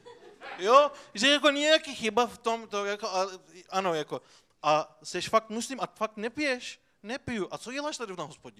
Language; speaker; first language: Czech; non-native, fluent; Turkish